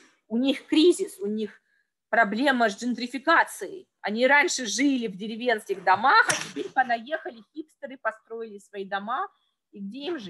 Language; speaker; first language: Russian; native; Russian